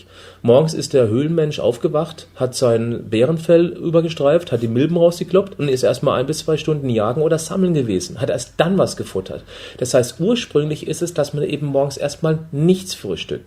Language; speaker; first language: German; native; German